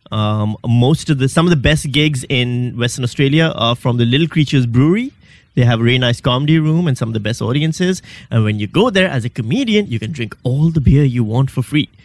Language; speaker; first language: English; non-native, local second language; Urdu